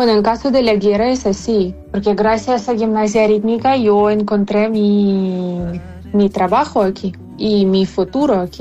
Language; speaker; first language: Spanish; non-native, fluent; Ukrainian